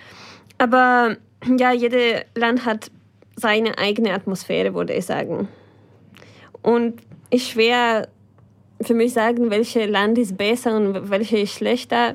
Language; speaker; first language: German; non-native, fluent; Ukrainian